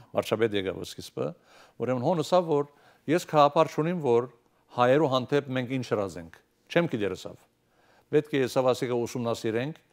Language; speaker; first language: Armenian; early bilingual, heritage; Armenian